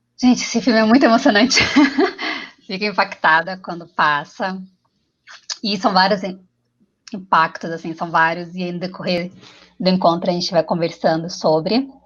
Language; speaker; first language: Portuguese; native; Portuguese